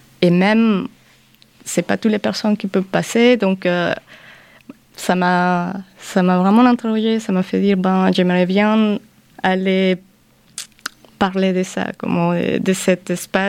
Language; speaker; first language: French; non-native, fluent; Spanish